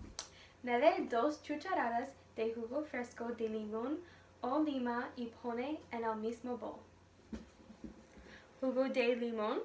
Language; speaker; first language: Spanish; non-native, learner; English